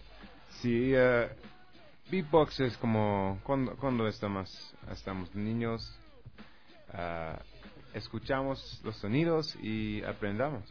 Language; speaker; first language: Spanish; non-native, learner; English